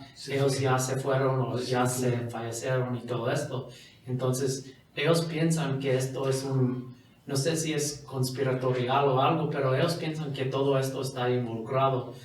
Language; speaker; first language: Spanish; non-native, fluent; English